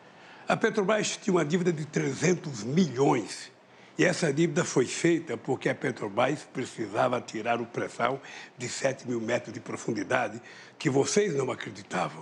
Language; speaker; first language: Portuguese; native; Portuguese